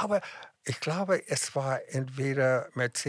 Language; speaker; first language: German; non-native, fluent; English